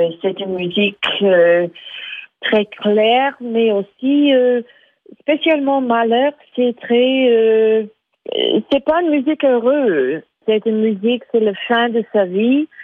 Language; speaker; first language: French; non-native, fluent; English